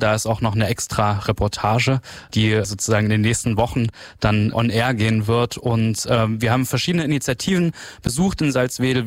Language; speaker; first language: German; native; German